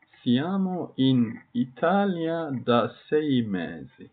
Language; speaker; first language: Italian; non-native, fluent; Turkish